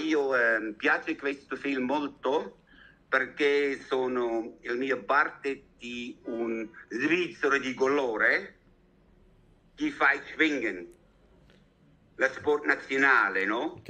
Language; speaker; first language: Italian; non-native, learner; German